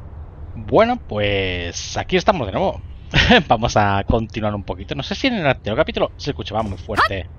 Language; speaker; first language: Spanish; native; Spanish